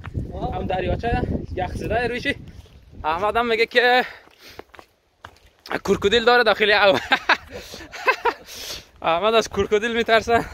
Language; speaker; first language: Norwegian; non-native, learner; Persian